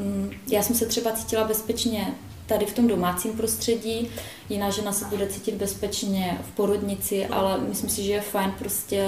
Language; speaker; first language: Czech; native; Czech